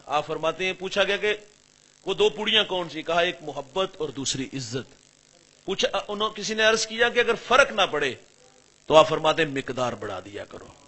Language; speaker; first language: Urdu; non-native, local second language; Punjabi